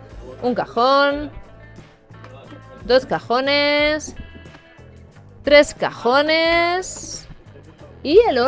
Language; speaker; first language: Spanish; native; Spanish